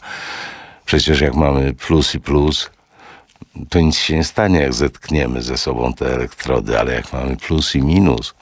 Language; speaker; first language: Polish; native; Polish